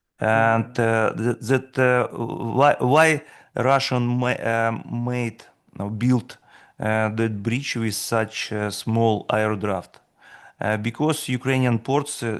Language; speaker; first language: English; non-native, fluent; Russian